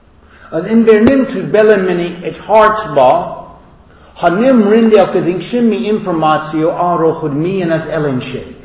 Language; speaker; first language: Hungarian; non-native, fluent; English